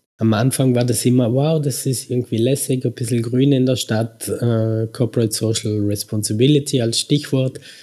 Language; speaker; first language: German; native; German